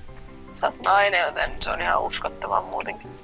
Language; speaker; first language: Finnish; native; Finnish